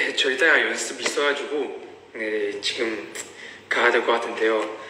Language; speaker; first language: Korean; non-native, fluent; Chinese